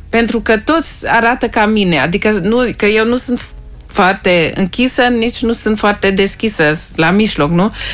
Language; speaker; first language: Romanian; early bilingual, heritage; Romanian